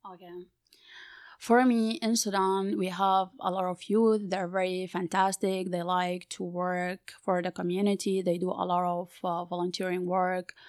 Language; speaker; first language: English; non-native, fluent; Arabic